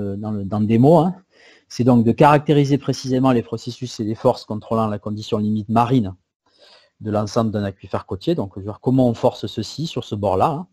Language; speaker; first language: French; native; French